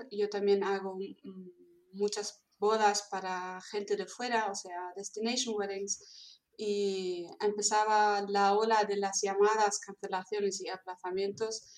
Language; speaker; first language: Spanish; non-native, fluent; German